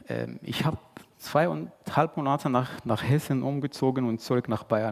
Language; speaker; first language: German; non-native, fluent; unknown